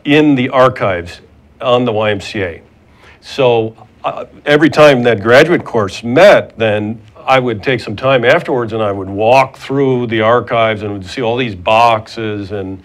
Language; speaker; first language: English; native; English